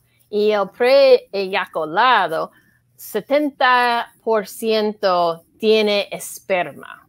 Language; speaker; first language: Spanish; non-native, learner; English